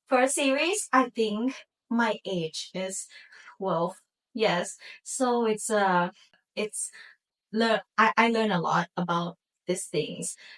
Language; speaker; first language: English; non-native, learner; Thai